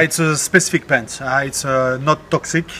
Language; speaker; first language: English; non-native, learner; French